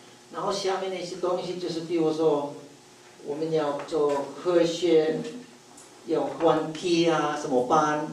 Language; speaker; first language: Chinese; non-native, fluent; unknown